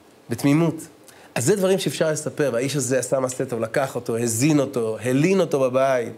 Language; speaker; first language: Hebrew; native; Hebrew